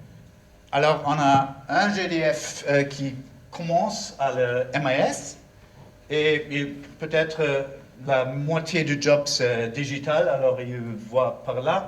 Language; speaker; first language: French; non-native, learner; German